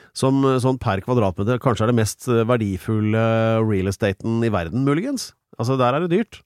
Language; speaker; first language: Norwegian; native; Norwegian